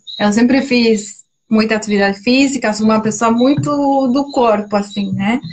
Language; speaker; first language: Portuguese; non-native, fluent; Spanish